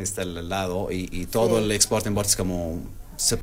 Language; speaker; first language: Spanish; non-native, learner; Arabic